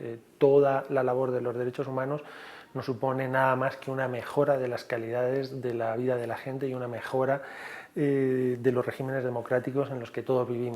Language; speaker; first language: Spanish; native; Spanish